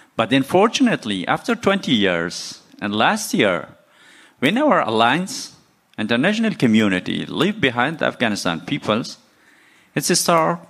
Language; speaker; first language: English; non-native, learner; Persian